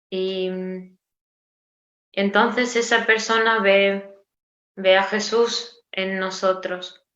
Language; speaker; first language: Spanish; non-native, learner; Romanian